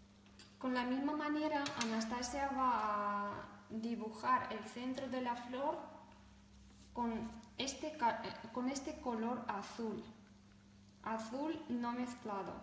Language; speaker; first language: Spanish; non-native, fluent; Russian